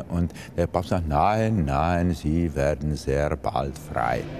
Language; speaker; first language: German; non-native, fluent; Czech